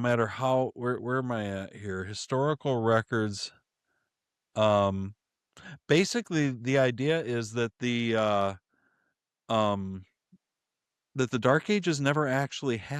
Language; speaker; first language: English; native; English